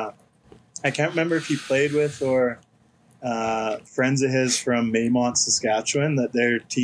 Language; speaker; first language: English; native; English